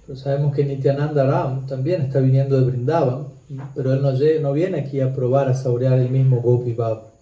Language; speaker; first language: Spanish; native; Spanish